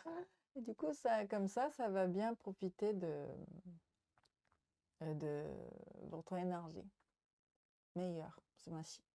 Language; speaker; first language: French; non-native, learner; Japanese